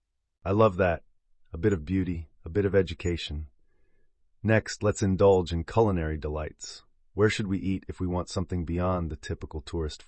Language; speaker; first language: English; native; English